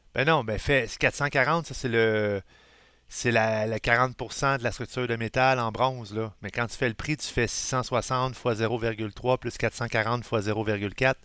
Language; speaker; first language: French; native; French